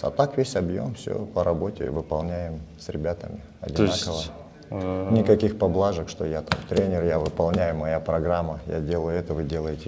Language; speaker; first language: Russian; native; Russian